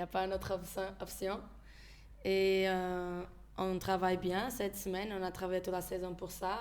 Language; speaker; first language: French; non-native, fluent; Portuguese